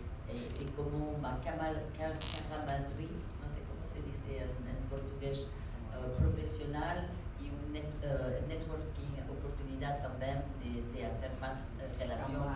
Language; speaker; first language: Spanish; non-native, learner; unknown